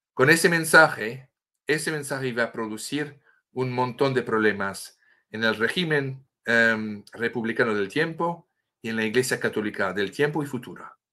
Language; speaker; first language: Spanish; non-native, fluent; French